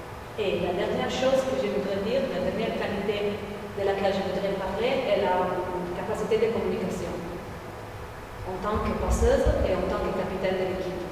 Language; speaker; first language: French; non-native, fluent; Italian